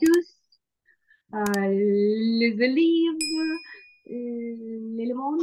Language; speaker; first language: French; non-native, learner; Ukrainian